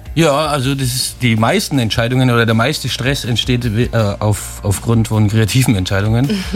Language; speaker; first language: German; native; German